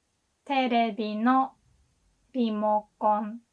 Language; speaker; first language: Japanese; non-native, fluent; English